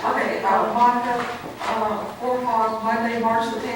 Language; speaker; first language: English; native; English